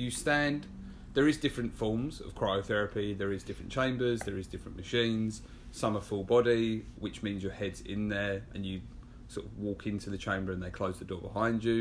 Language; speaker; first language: English; native; English